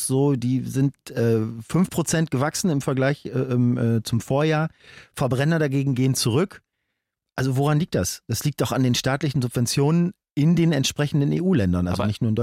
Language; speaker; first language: German; native; German